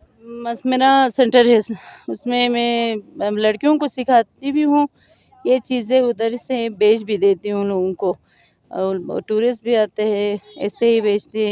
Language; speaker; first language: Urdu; non-native, local second language; Balti